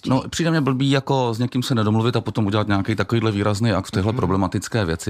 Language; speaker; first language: Czech; native; Czech